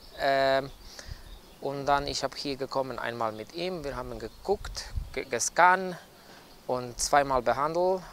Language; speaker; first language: German; non-native, learner; Polish